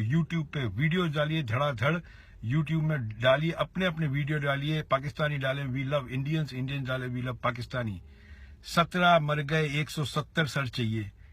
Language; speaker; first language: Hindi; native; Hindi